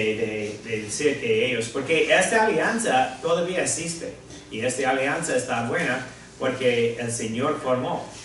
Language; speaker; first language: Spanish; non-native, fluent; English